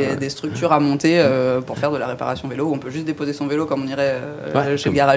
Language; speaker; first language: French; native; French